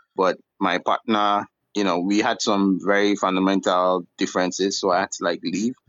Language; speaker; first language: English; non-native, local second language; Yoruba